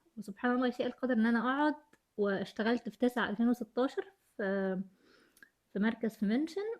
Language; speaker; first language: Egyptian Arabic; early bilingual, heritage; German